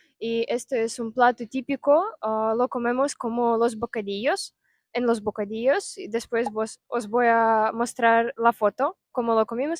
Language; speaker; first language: Spanish; non-native, fluent; Russian